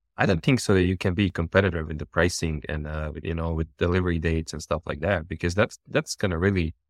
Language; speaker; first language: English; non-native, fluent; Bosnian